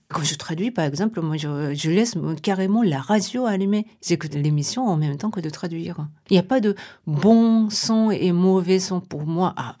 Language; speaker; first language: French; non-native, fluent; Japanese